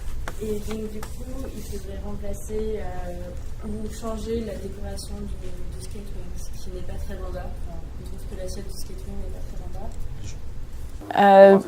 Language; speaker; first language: French; native; French